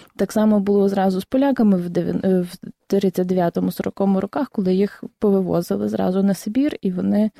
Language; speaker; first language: Ukrainian; native; Ukrainian